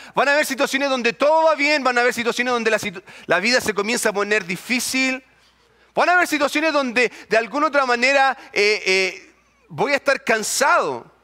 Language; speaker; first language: Spanish; native; Spanish